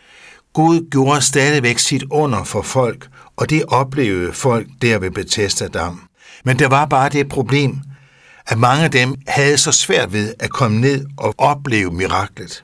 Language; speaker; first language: Danish; native; Danish